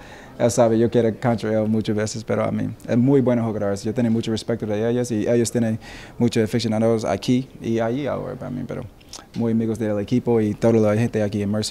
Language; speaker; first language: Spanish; non-native, learner; English